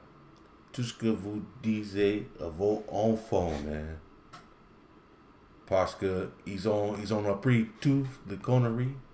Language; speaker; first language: French; non-native, learner; English